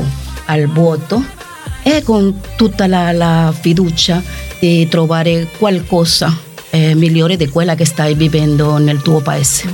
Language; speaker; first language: Italian; non-native, fluent; Spanish